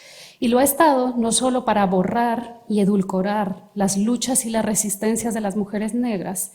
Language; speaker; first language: Spanish; native; Spanish